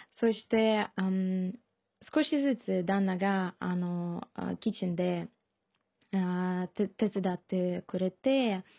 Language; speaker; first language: Japanese; non-native, learner; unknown